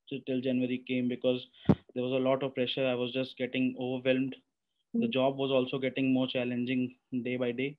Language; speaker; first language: English; non-native, local second language; Hindi